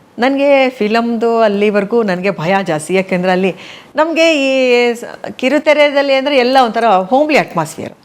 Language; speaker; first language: Kannada; native; Kannada